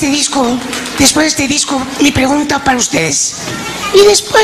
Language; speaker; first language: Spanish; native; Spanish